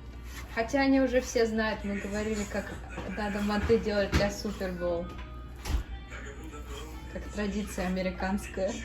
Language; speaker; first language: Russian; early bilingual, heritage; English